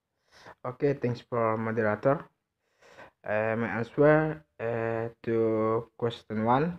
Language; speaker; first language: English; non-native, learner; Indonesian